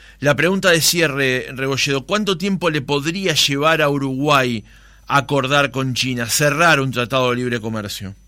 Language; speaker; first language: Spanish; native; Spanish